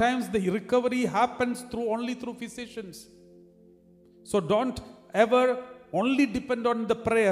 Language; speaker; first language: English; non-native, local second language; Malayalam